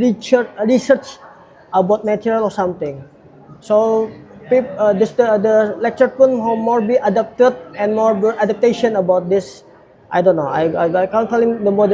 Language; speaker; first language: English; non-native, learner; Indonesian